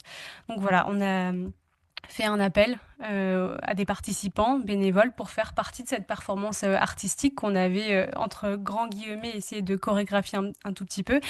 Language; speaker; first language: French; native; French